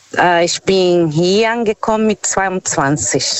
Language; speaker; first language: German; non-native, fluent; Portuguese